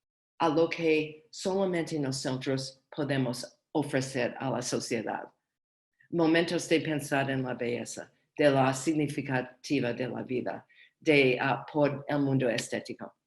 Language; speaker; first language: Spanish; non-native, learner; English